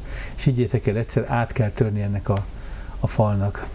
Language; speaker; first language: Hungarian; native; Hungarian